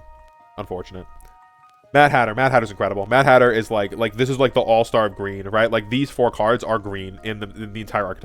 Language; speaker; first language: English; native; English